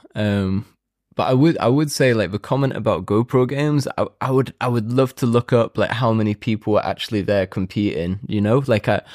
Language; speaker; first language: English; native; English